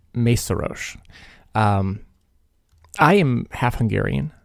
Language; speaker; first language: English; early bilingual, other home language; Hungarian